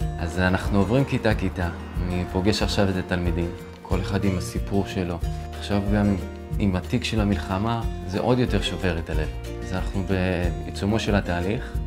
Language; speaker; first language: Hebrew; early bilingual, other home language; Russian